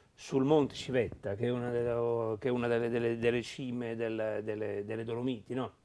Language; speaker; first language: Italian; native; Italian